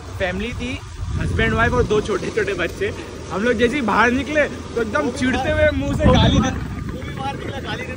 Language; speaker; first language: Hindi; native; Hindi